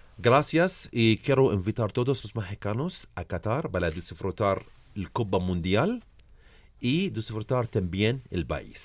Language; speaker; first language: Spanish; non-native, learner; Arabic